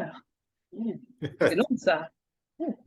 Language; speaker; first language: French; non-native, fluent; English